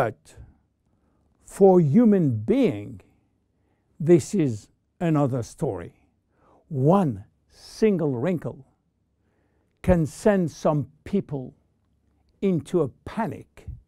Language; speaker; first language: English; non-native, fluent; French